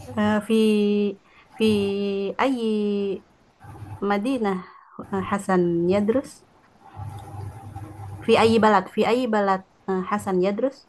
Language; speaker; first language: Arabic; non-native, learner; Indonesian